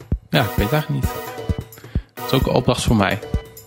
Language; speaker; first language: Dutch; native; Dutch